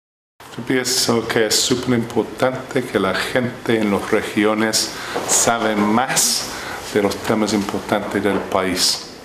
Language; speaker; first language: Spanish; non-native, fluent; English